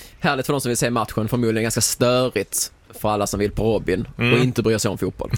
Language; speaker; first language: Swedish; native; Swedish